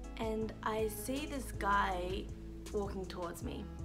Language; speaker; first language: English; native; English